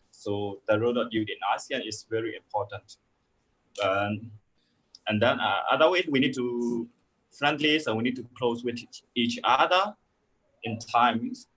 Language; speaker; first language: English; non-native, learner; Burmese